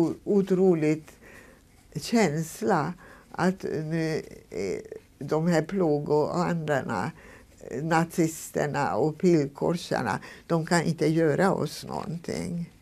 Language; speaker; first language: Swedish; non-native, fluent; Hungarian